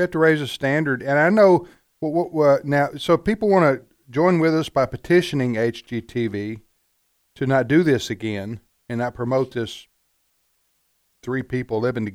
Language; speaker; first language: English; native; English